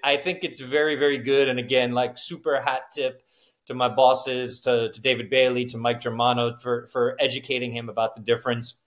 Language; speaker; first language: English; native; English